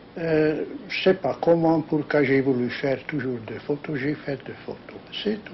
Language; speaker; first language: French; non-native, learner; Hungarian